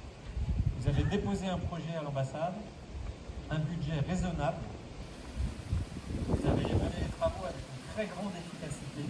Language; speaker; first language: French; native; French